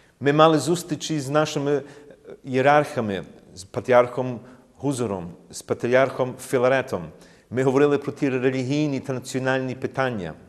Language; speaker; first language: Ukrainian; early bilingual, heritage; Ukrainian